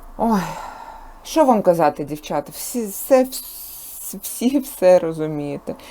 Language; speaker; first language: Ukrainian; non-native, local second language; Russian